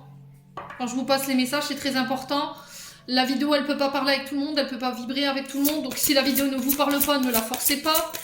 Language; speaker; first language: French; native; French